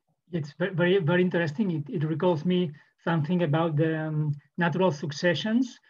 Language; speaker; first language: English; non-native, fluent; Catalan